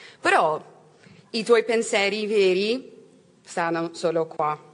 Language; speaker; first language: Italian; non-native, learner; Dutch